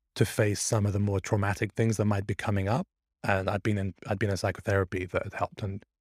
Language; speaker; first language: English; early bilingual, other home language; Persian